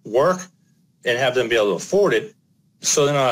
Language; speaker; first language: English; native; English